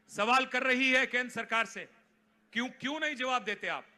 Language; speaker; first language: Hindi; non-native, local second language; Telugu